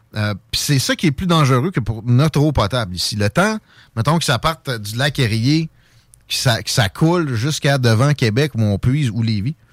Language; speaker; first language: French; native; French